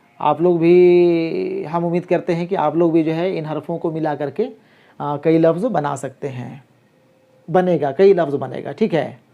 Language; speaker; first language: Hindi; native; Hindi